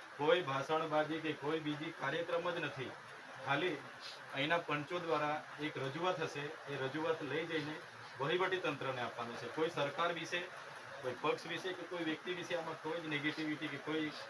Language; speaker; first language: Gujarati; non-native, local second language; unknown